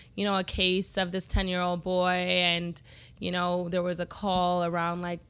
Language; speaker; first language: English; native; English